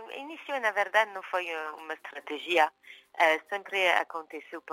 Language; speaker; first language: Portuguese; non-native, fluent; French